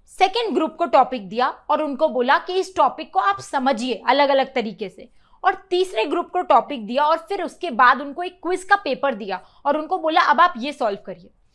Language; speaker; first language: Hindi; native; Hindi